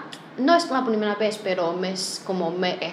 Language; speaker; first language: Spanish; non-native, learner; Chinese